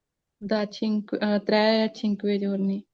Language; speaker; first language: Italian; non-native, learner; Punjabi